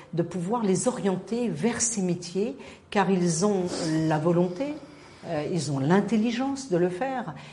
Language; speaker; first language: French; non-native, local second language; Arabic